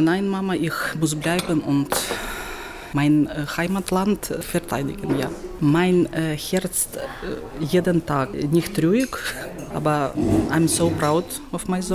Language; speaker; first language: German; non-native, learner; Ukrainian